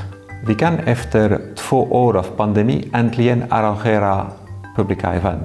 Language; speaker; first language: Swedish; non-native, fluent; French